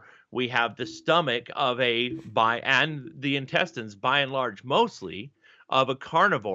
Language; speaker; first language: English; native; English